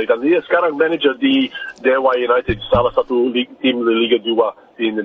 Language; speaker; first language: Indonesian; non-native, fluent; English